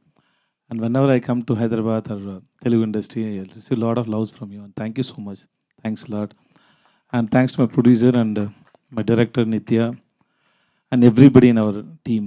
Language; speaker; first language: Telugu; non-native, learner; Tamil